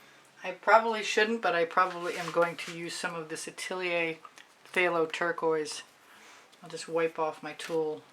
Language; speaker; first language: English; native; English